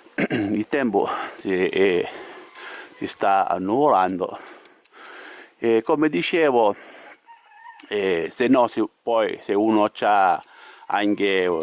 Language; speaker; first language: Italian; native; Italian